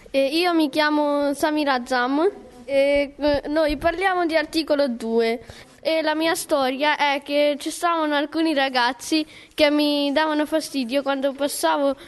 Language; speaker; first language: Italian; early bilingual, other home language; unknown